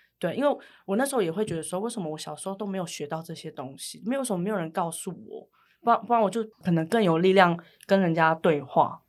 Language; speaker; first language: Chinese; native; Chinese